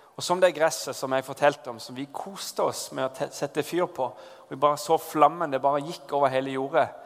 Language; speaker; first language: Norwegian; native; Norwegian